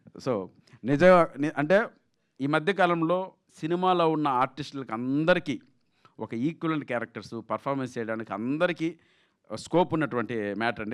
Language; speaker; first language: Telugu; native; Telugu